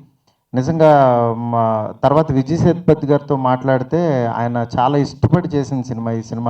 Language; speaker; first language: Telugu; native; Telugu